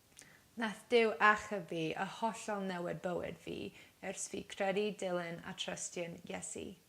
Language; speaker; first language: Welsh; non-native, learner; English